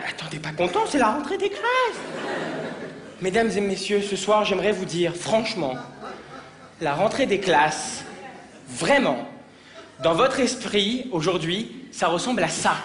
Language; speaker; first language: French; native; French